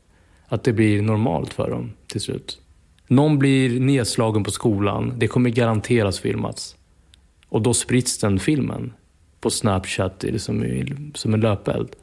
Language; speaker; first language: Swedish; native; Swedish